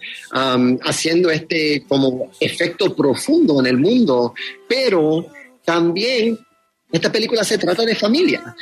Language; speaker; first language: Spanish; early bilingual, heritage; Spanish